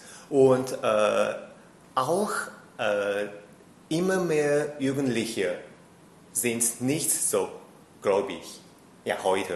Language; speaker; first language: German; non-native, fluent; Chinese